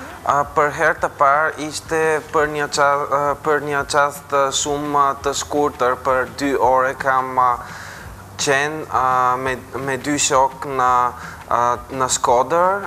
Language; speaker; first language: Albanian; non-native, fluent; Bulgarian